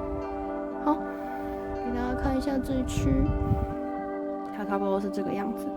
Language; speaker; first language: Chinese; native; Chinese